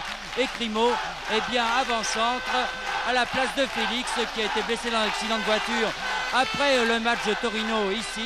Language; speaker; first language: French; native; French